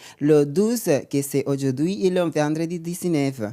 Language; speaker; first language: French; non-native, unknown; Spanish